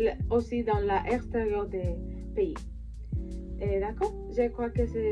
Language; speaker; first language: French; non-native, learner; Spanish